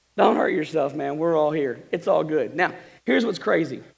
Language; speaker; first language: English; native; English